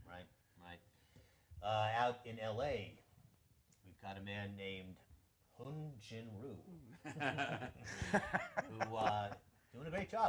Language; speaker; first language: English; native; English